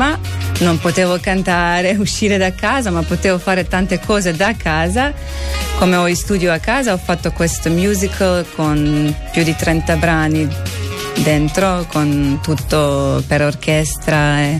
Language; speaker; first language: Italian; non-native, learner; Croatian